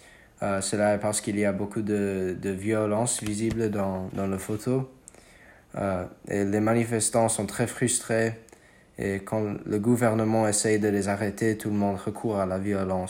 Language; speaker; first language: French; non-native, fluent; English